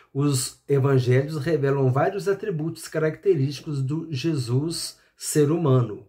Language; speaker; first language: Portuguese; native; Portuguese